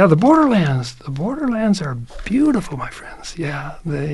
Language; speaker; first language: English; native; English